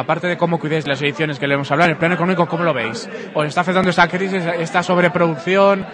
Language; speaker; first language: Spanish; native; Spanish